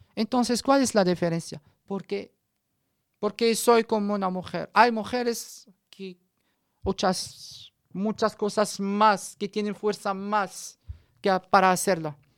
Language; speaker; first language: Spanish; non-native, learner; Arabic